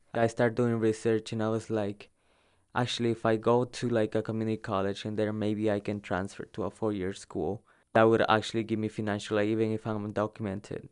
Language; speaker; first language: English; early bilingual, other home language; Spanish